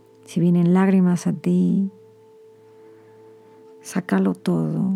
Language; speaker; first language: Spanish; native; Spanish